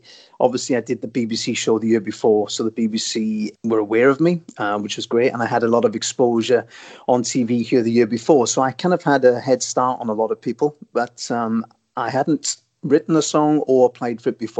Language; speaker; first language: English; native; English